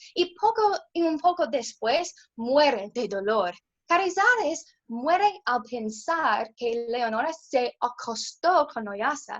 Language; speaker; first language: Spanish; non-native, learner; English